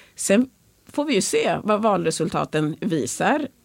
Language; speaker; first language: Swedish; early bilingual, other home language; Swahili